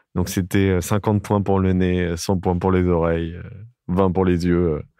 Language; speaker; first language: French; native; French